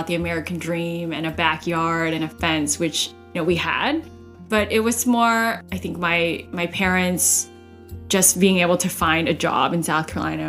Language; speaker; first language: English; early bilingual, other home language; Cantonese